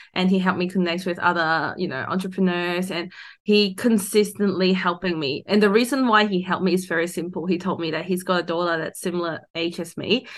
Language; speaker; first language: English; non-native, local second language; Cantonese